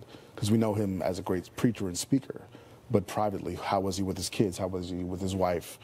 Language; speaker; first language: English; native; English